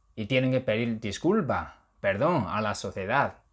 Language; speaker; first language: Spanish; non-native, fluent; Chinese